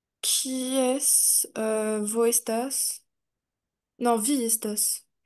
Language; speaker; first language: German; non-native, learner; French